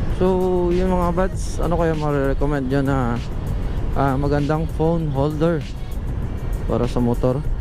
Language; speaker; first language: Filipino; non-native, local second language; Aklanon